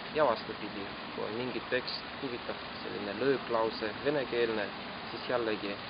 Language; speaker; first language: Estonian; non-native, local second language; Russian